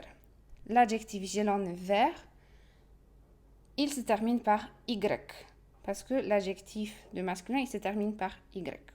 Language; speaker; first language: French; non-native, fluent; Polish